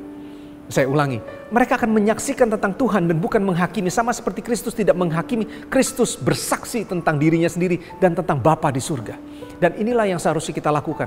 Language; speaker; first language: Indonesian; native; Indonesian